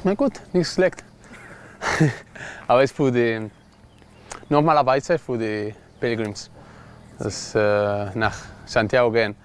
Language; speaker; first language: German; non-native, learner; Spanish